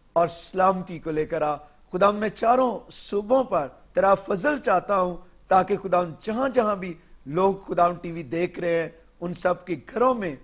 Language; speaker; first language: Urdu; non-native, local second language; Punjabi